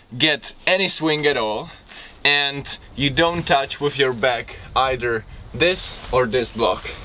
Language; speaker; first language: English; non-native, fluent; Czech